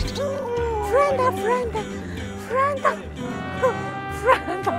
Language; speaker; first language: English; non-native, learner; Chinese